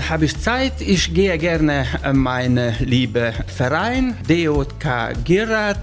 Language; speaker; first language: German; non-native, learner; Hungarian